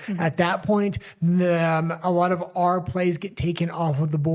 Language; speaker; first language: English; native; English